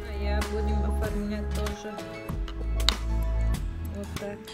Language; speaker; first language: Russian; non-native, learner; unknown